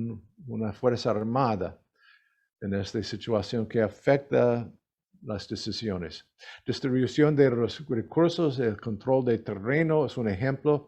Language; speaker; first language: Spanish; non-native, learner; English